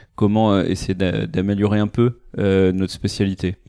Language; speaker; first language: French; native; French